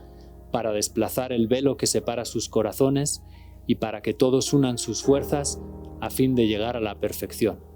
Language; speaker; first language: Spanish; native; Spanish